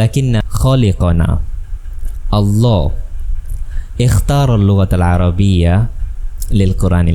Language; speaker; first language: Arabic; non-native, fluent; Bangla